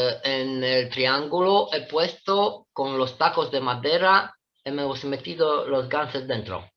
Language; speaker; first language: Spanish; non-native, fluent; Italian